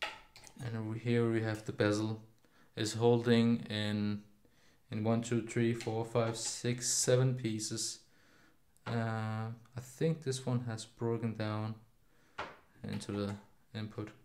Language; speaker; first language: English; non-native, fluent; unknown